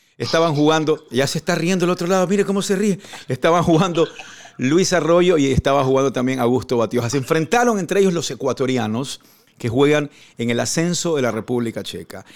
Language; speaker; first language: Spanish; native; Spanish